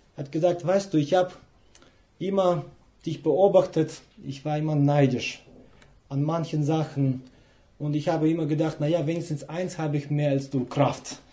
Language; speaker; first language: German; non-native, fluent; Russian